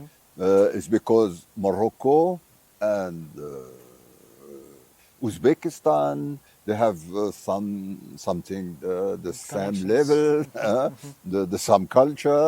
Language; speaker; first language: English; non-native, fluent; Arabic